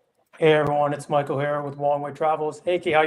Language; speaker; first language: English; native; English